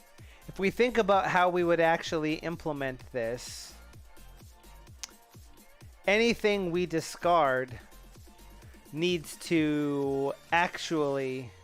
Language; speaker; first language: English; native; English